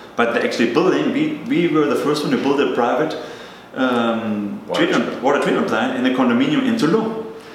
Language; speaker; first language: English; non-native, fluent; German